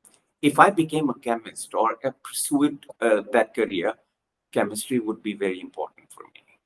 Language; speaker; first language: English; non-native, local second language; Punjabi